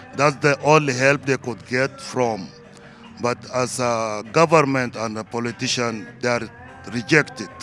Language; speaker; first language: English; non-native, learner; Arabic